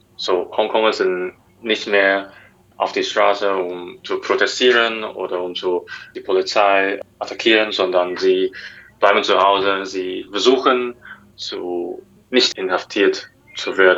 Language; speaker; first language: German; non-native, learner; Cantonese